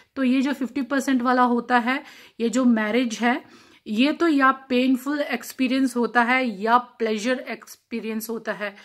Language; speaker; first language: Hindi; non-native, local second language; Punjabi